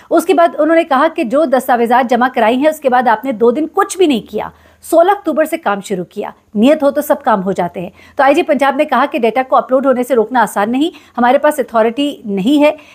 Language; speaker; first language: Urdu; native; Urdu